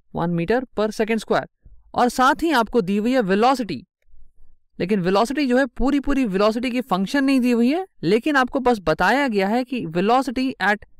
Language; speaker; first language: Hindi; native; Hindi